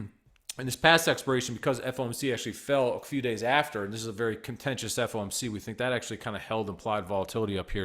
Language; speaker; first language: English; native; English